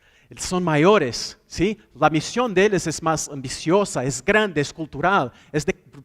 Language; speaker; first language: Spanish; non-native, fluent; Portuguese